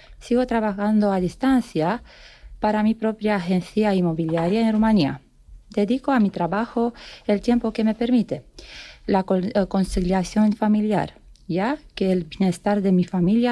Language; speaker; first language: Spanish; non-native, fluent; Romanian